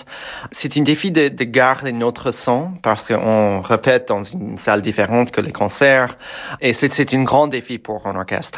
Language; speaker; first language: French; non-native, fluent; English